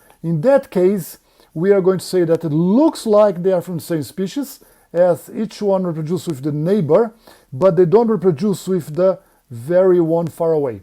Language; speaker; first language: English; non-native, fluent; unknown